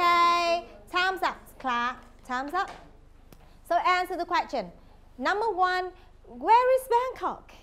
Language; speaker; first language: English; non-native, fluent; Vietnamese